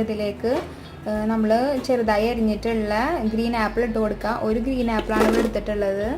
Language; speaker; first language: Malayalam; native; Malayalam